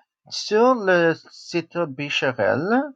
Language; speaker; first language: French; non-native, local second language; English